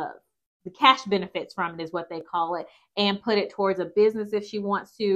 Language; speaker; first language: English; native; English